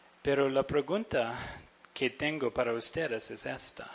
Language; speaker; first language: Spanish; non-native, fluent; English